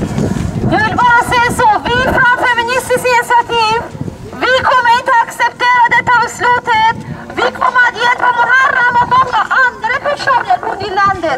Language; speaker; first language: Swedish; non-native, fluent; Persian